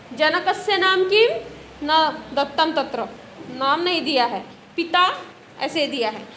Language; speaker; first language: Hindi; non-native, local second language; Marathi